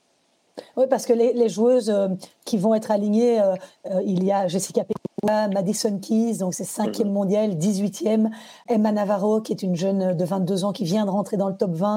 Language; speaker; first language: French; native; French